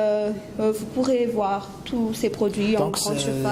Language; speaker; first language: French; non-native, local second language; Malagasy